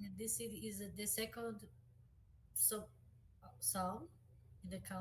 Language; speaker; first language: English; non-native, learner; Portuguese